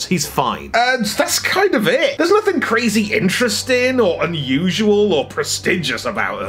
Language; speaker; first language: English; native; English